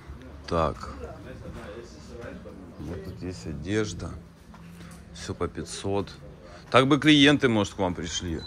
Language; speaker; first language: Russian; native; Russian